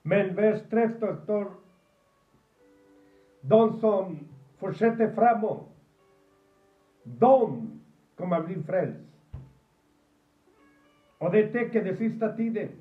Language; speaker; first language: Swedish; non-native, fluent; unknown